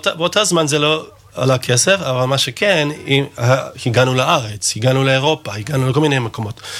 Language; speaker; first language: Hebrew; non-native, fluent; English